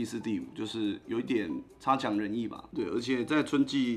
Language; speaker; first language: Chinese; native; Chinese